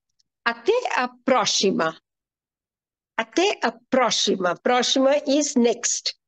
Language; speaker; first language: Portuguese; non-native, fluent; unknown